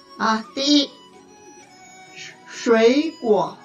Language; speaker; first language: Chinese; non-native, fluent; Indonesian